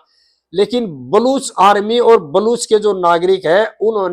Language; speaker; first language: Hindi; native; Hindi